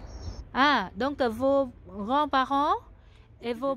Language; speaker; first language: French; non-native, learner; Vietnamese